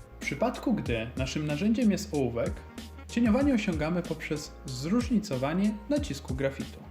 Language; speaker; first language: Polish; native; Polish